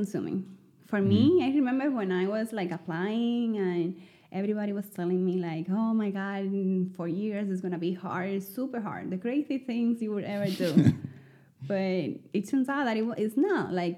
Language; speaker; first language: English; non-native, fluent; Spanish